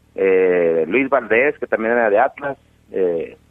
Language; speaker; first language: Spanish; native; Spanish